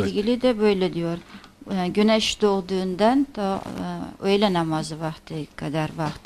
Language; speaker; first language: Turkish; non-native, fluent; Azerbaijani